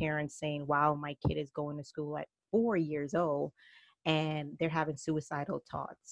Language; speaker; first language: English; native; English